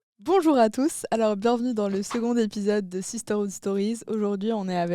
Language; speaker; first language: French; native; French